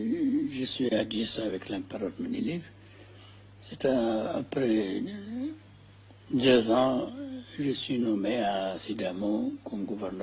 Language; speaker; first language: French; non-native, fluent; Amharic